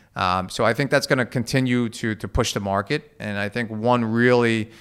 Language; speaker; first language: English; native; English